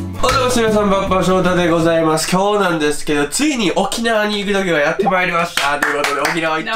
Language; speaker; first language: Japanese; native; Japanese